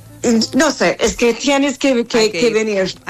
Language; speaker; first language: Spanish; non-native, fluent; English